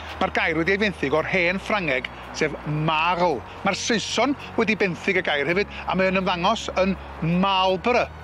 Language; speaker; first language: Welsh; native; Welsh